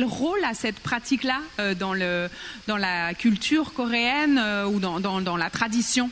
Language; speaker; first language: French; native; French